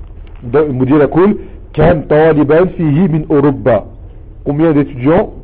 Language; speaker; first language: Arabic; non-native, fluent; French